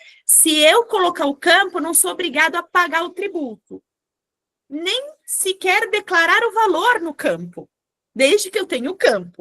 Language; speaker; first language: Portuguese; native; Portuguese